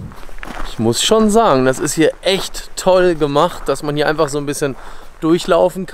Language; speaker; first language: German; native; German